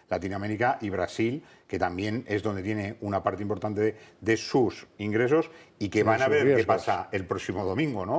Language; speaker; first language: Spanish; native; Spanish